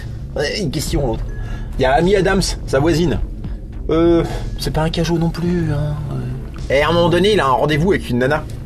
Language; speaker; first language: French; native; French